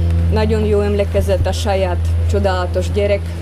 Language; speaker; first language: Hungarian; non-native, fluent; Russian